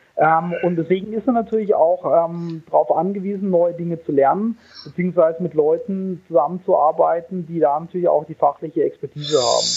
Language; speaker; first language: German; native; German